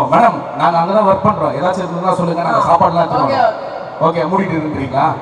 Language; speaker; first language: Tamil; native; Tamil